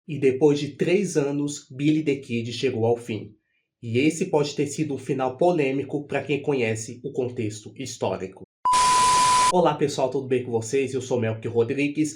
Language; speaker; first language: Portuguese; native; Portuguese